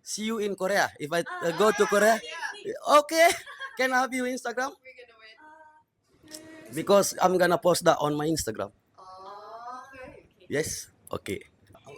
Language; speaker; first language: English; non-native, learner; Indonesian